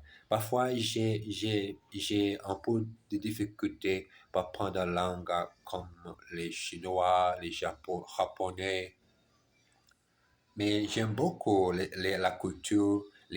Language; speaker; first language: French; non-native, learner; German